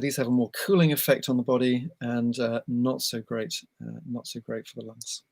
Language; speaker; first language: English; native; English